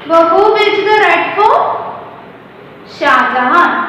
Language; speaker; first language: English; non-native, local second language; Malayalam